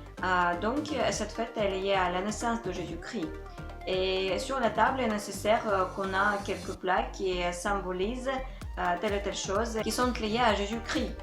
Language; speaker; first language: French; non-native, fluent; Russian